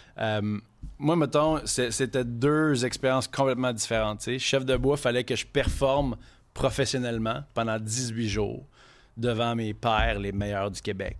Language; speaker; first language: French; native; French